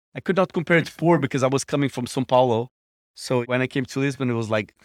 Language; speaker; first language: English; non-native, fluent; Portuguese